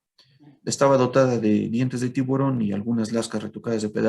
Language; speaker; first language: Spanish; native; Spanish